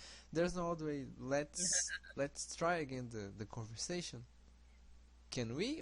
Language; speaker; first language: English; non-native, learner; Portuguese